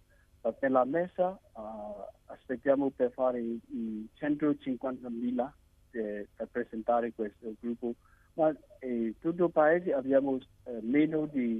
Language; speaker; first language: Italian; non-native, learner; Burmese